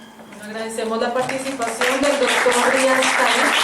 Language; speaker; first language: Spanish; native; Spanish